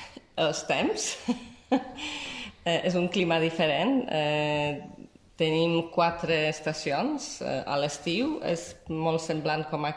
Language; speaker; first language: Catalan; non-native, fluent; Polish